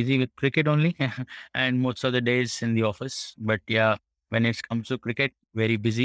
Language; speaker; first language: English; non-native, local second language; Marathi